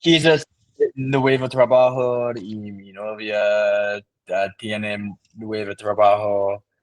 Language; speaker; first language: Spanish; non-native, learner; English